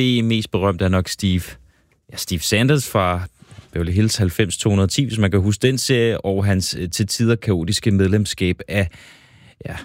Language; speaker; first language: Danish; native; Danish